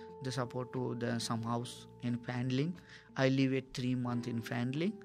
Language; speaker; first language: English; non-native, local second language; Tamil